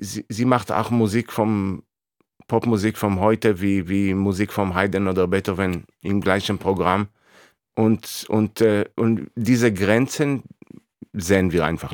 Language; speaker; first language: German; non-native, fluent; Hebrew